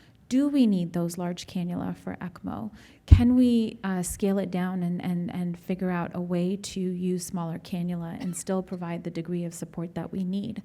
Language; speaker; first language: English; native; English